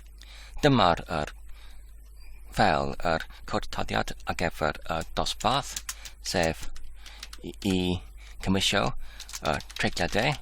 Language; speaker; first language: Welsh; non-native, fluent; English